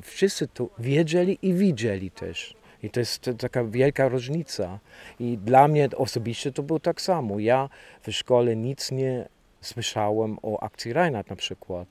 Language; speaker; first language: Polish; non-native, fluent; German